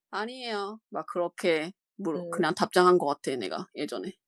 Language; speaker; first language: Korean; non-native, learner; Chinese